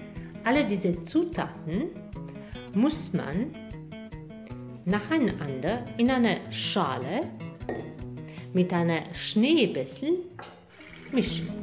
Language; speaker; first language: German; non-native, learner; Romanian